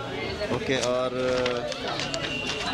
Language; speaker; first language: Hindi; non-native, fluent; Bangla